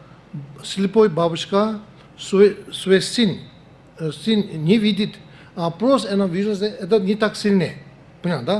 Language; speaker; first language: Russian; non-native, learner; Tibetan